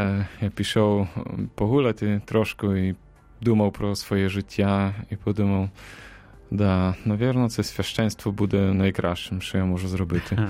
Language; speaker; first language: Ukrainian; non-native, fluent; Polish